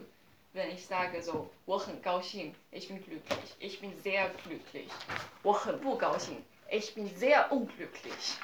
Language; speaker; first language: German; non-native, learner; Chinese